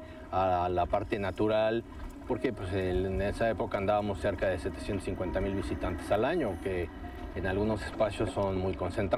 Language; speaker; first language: Spanish; native; Spanish